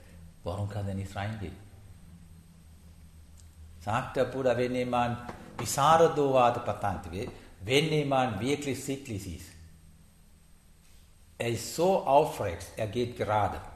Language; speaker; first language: German; non-native, learner; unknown